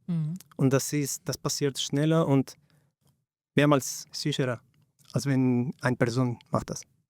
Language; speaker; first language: German; non-native, fluent; Greek